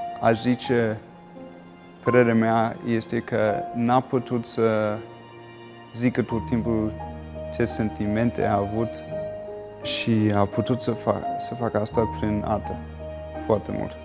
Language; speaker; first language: Romanian; non-native, fluent; English